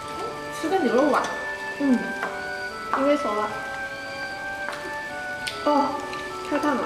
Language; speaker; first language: Chinese; non-native, local second language; Cantonese